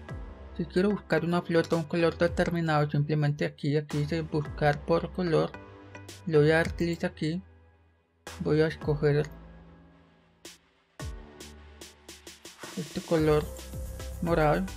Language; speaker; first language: Spanish; native; Spanish